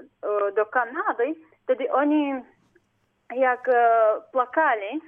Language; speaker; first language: Polish; non-native, learner; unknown